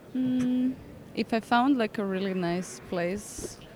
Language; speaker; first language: English; non-native, fluent; Croatian